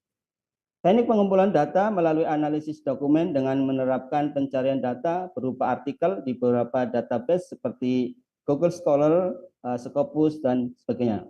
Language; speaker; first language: Indonesian; native; Indonesian